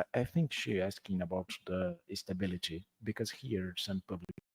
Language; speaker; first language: English; non-native, learner; Portuguese